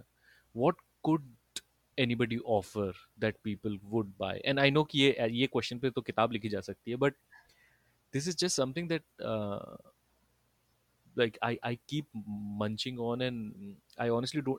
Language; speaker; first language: English; non-native, local second language; Bangla